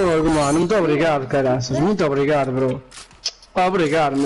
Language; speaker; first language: Portuguese; native; Portuguese